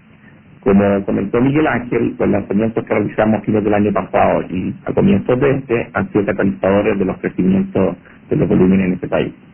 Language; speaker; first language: Spanish; native; Spanish